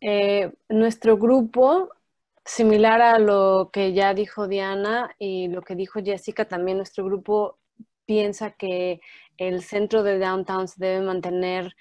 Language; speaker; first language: Spanish; early bilingual, heritage; Spanish